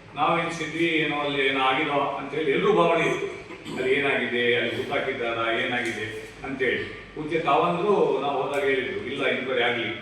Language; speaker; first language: Kannada; native; Kannada